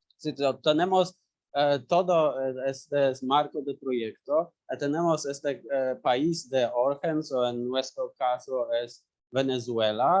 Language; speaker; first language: Spanish; non-native, learner; Polish